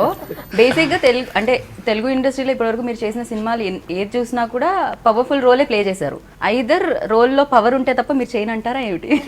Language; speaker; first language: Telugu; native; Telugu